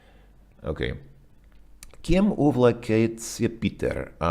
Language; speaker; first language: Russian; non-native, fluent; English